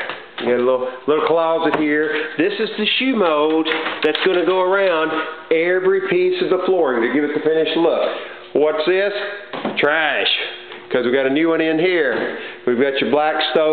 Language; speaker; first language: English; native; English